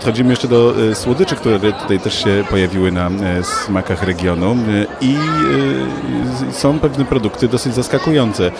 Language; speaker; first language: Polish; native; Polish